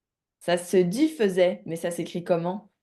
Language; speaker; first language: French; native; French